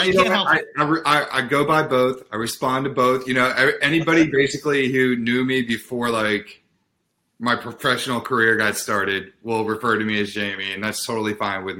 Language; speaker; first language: English; native; English